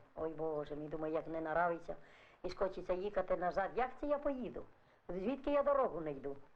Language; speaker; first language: Ukrainian; non-native, fluent; Italian